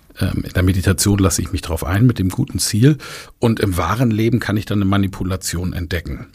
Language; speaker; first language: German; native; German